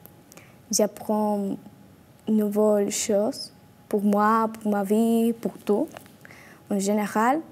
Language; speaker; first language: French; non-native, learner; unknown